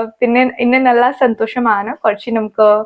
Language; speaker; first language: Malayalam; non-native, learner; Hindi